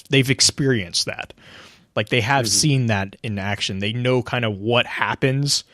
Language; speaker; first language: English; native; English